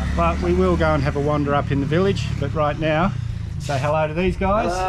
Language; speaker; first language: English; native; English